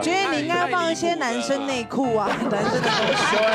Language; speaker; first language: Chinese; native; Chinese